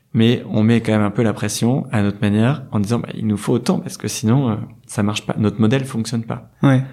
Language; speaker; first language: French; native; French